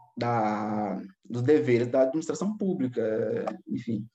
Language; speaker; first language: Portuguese; native; Portuguese